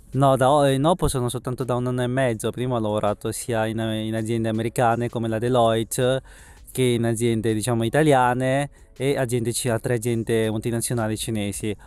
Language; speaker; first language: Italian; early bilingual, other home language; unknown